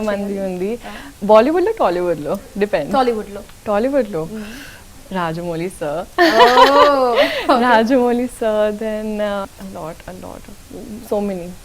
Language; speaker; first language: Telugu; non-native, local second language; Urdu